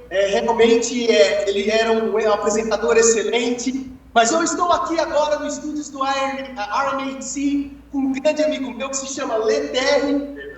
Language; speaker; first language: Portuguese; native; Portuguese